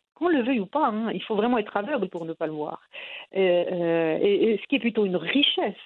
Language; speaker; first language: French; non-native, local second language; Arabic